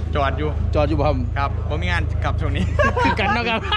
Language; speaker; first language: Thai; native; Thai